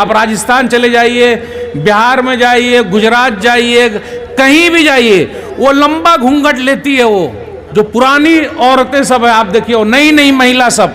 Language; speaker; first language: Hindi; native; Hindi